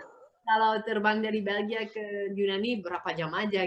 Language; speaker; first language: Indonesian; non-native, fluent; Dutch